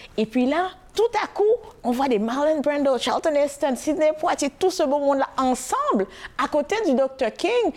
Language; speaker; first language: French; non-native, local second language; Haitian Creole